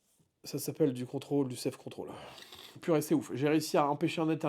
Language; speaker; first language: French; native; French